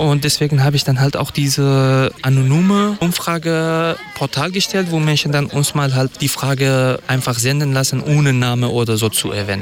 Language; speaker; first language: German; non-native, fluent; Kurdish